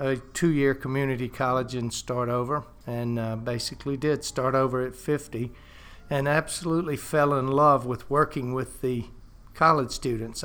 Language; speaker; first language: English; native; English